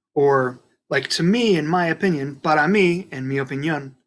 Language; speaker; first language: Spanish; non-native, fluent; English